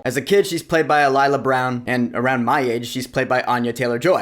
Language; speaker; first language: English; native; English